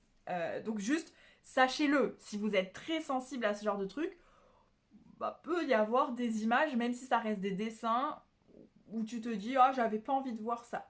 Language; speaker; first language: French; native; French